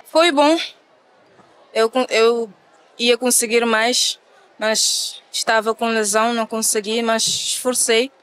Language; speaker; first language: Portuguese; non-native, local second language; Kabuverdianu